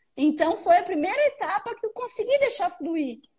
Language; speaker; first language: Portuguese; native; Portuguese